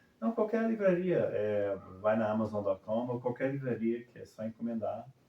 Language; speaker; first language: Portuguese; early bilingual, other home language; English